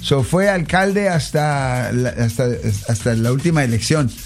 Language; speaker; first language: Spanish; native; Spanish